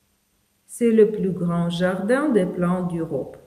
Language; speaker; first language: French; non-native, fluent; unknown